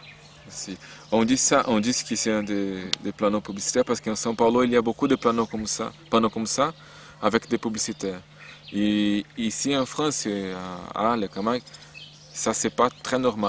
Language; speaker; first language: French; non-native, learner; Portuguese